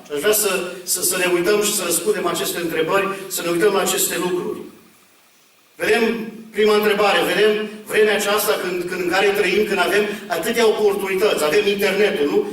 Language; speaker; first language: Romanian; early bilingual, heritage; Romanian